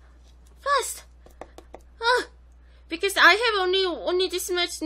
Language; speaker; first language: English; non-native, local second language; Korean